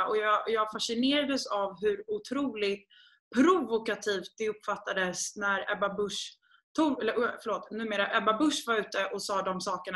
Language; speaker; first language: Swedish; native; Swedish